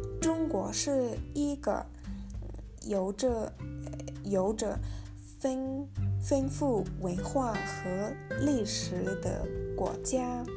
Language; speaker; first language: Chinese; non-native, learner; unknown